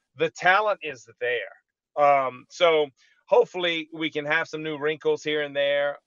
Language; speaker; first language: English; native; English